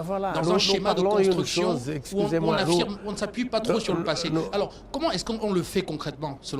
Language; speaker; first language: French; native; French